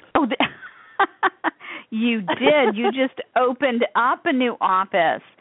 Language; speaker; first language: English; native; English